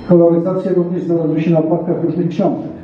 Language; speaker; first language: Polish; native; Polish